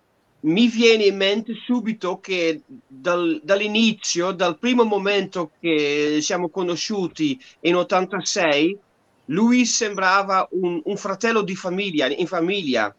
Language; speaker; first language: Italian; non-native, fluent; Dutch